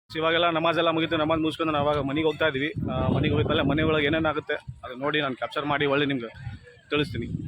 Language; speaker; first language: Kannada; non-native, local second language; Urdu